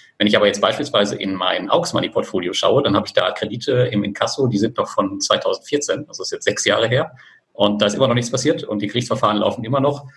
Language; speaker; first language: German; native; German